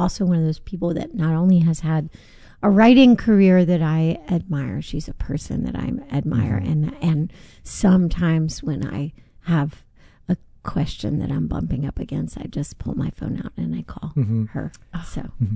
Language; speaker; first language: English; native; English